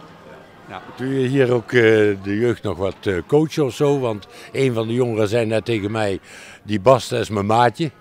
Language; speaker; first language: Dutch; native; Dutch